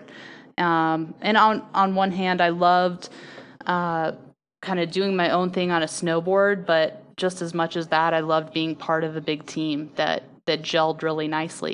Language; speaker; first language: English; native; English